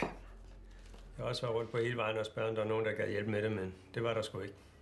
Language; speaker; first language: Danish; native; Danish